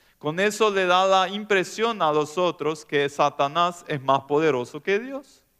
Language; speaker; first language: Spanish; non-native, local second language; German